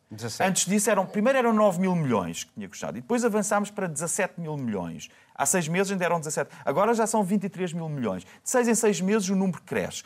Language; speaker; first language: Portuguese; native; Portuguese